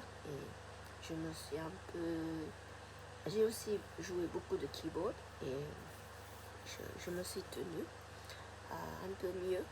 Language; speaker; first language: French; non-native, fluent; Japanese